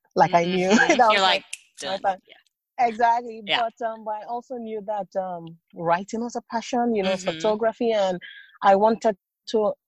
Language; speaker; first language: English; non-native, local second language; Yoruba